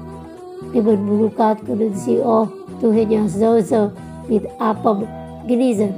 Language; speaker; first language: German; non-native, fluent; Indonesian